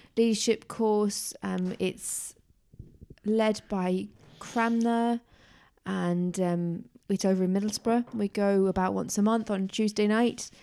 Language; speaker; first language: English; native; English